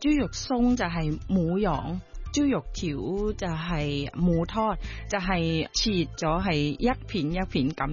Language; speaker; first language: Cantonese; non-native, learner; Thai